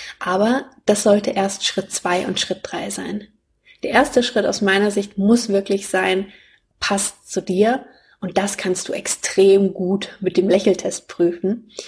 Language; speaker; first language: German; native; German